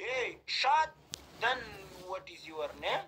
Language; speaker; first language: English; non-native, learner; Pashto